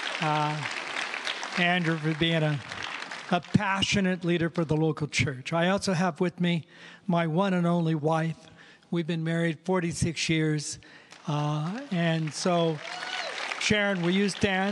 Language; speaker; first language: English; native; English